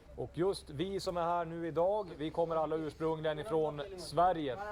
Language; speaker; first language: Swedish; native; Swedish